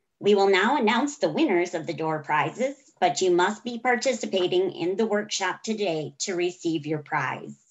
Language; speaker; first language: English; native; English